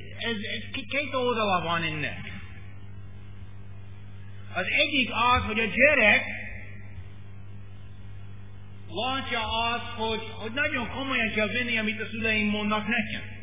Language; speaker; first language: Hungarian; non-native, learner; English